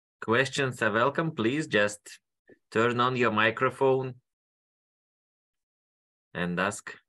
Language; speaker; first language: English; non-native, fluent; Russian